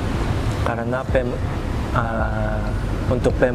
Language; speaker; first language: Indonesian; non-native, fluent; Korean